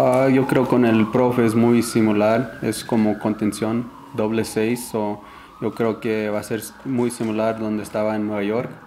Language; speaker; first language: Spanish; early bilingual, heritage; Spanish